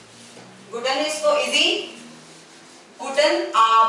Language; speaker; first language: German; non-native, fluent; Hindi